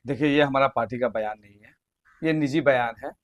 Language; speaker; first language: Hindi; non-native, local second language; Bangla